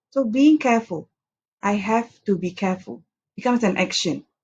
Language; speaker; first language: English; non-native, local second language; Malay